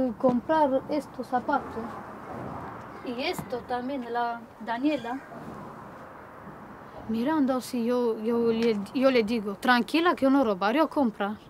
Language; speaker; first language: Spanish; non-native, learner; Romanian